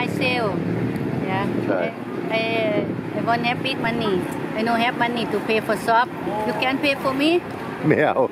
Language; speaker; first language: English; non-native, learner; Thai